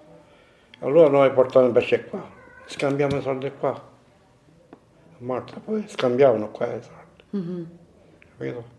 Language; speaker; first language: Italian; non-native, learner; Maltese